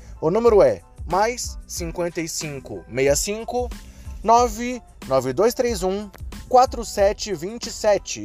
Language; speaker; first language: Portuguese; native; Portuguese